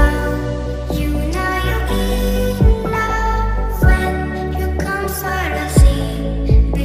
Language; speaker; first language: English; non-native, learner; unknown